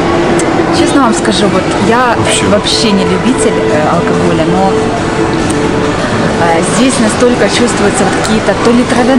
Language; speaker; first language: Russian; native; Russian